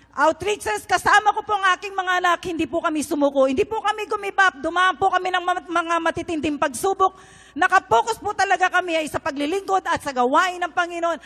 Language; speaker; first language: Filipino; native; Filipino